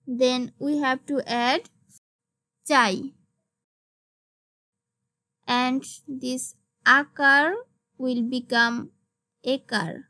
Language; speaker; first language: English; non-native, local second language; Bangla